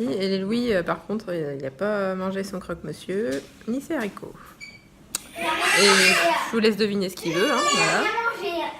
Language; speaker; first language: French; native; French